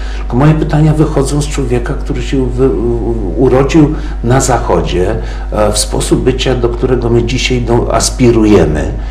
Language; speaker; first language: Polish; early bilingual, heritage; Polish